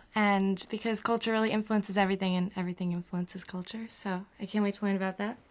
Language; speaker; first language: English; native; English